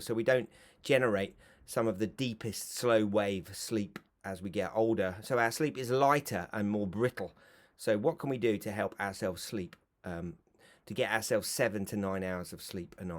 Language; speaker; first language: English; native; English